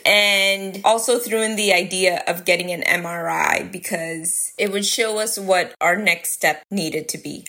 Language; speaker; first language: English; early bilingual, other home language; Gujarati